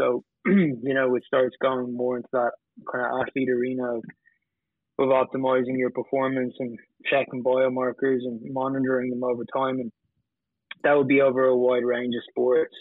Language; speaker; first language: English; native; English